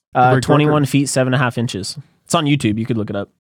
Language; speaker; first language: English; native; English